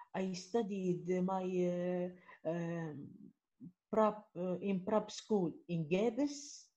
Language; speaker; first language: English; non-native, fluent; Arabic